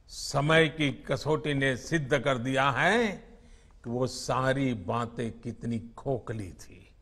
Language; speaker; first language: Hindi; non-native, local second language; Gujarati